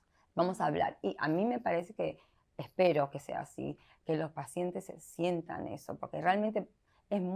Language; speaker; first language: Spanish; early bilingual, heritage; Spanish